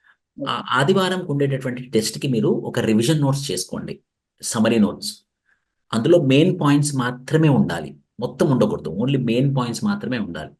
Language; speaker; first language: Telugu; native; Telugu